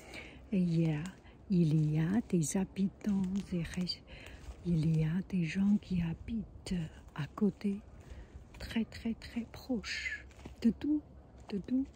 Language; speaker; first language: French; non-native, learner; Chinese